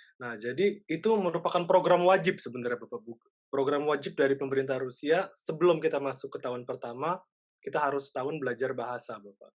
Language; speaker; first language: Indonesian; native; Indonesian